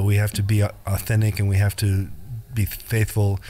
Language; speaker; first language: English; native; English